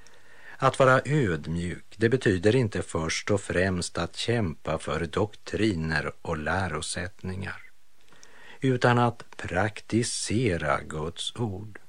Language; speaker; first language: Swedish; native; Swedish